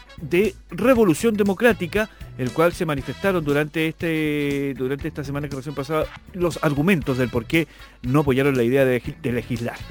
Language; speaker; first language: Spanish; native; Spanish